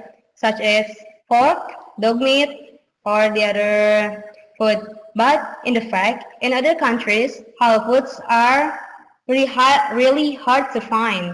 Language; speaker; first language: English; non-native, learner; Indonesian